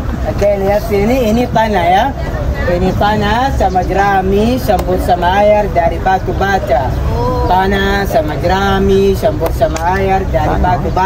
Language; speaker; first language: Indonesian; non-native, learner; Arabic